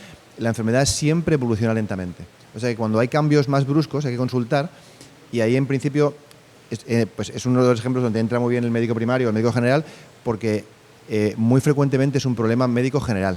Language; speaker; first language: Spanish; native; Spanish